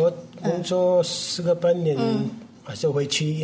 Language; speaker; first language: Chinese; non-native, learner; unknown